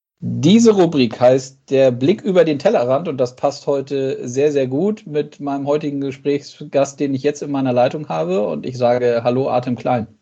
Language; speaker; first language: German; native; German